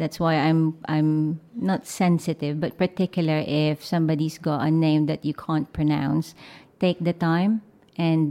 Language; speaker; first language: English; non-native, local second language; Filipino